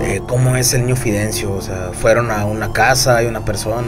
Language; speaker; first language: Spanish; native; Spanish